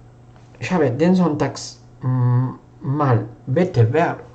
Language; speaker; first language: German; non-native, fluent; Spanish